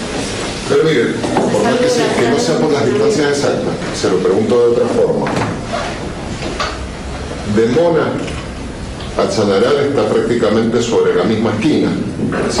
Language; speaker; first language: Spanish; native; Spanish